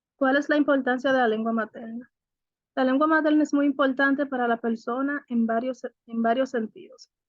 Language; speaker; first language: Spanish; native; Spanish